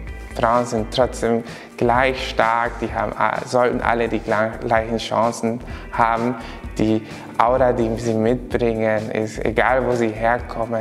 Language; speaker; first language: German; non-native, fluent; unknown